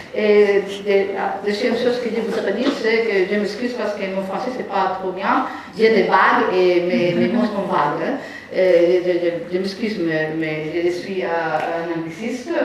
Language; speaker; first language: French; non-native, fluent; Spanish